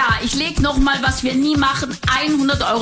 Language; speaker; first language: German; native; German